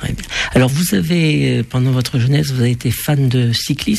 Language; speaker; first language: French; native; French